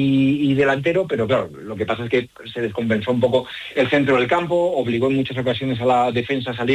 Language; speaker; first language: Spanish; native; Spanish